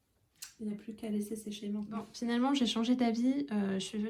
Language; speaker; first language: French; native; French